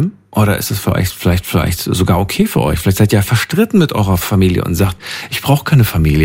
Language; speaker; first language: German; native; German